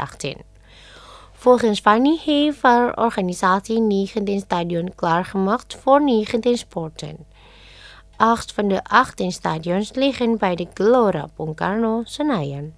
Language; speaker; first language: Dutch; non-native, fluent; Indonesian